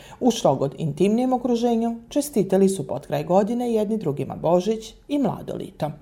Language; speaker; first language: Serbian; native; Serbian